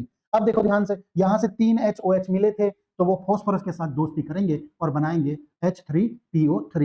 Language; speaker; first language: Hindi; native; Hindi